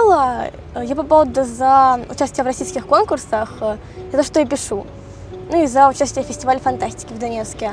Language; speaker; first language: Russian; native; Russian